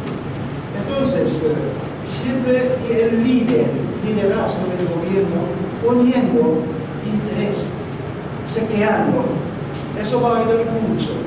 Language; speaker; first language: Spanish; non-native, learner; Korean